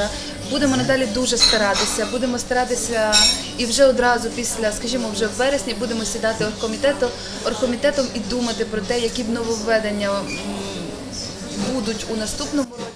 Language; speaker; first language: Ukrainian; native; Ukrainian